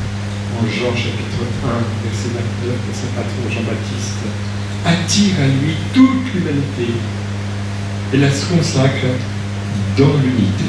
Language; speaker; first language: French; native; French